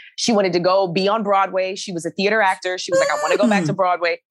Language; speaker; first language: English; native; English